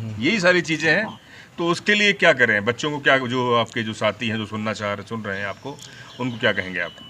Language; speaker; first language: Hindi; native; Hindi